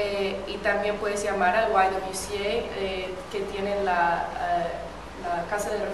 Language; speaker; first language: Spanish; non-native, fluent; English